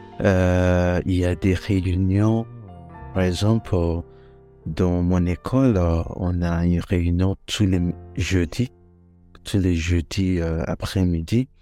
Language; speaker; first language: French; non-native, fluent; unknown